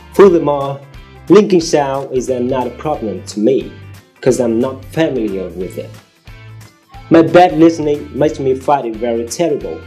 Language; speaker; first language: English; non-native, learner; Vietnamese